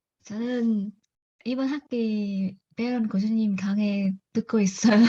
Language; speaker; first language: Korean; non-native, learner; Vietnamese